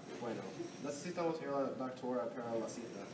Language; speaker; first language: Spanish; non-native, learner; English